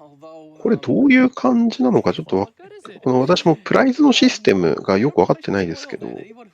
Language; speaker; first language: Japanese; native; Japanese